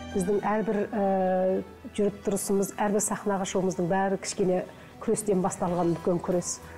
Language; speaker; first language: Kazakh; early bilingual, heritage; Kazakh